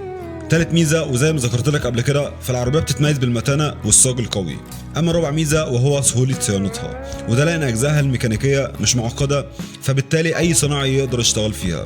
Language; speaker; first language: Arabic; native; Arabic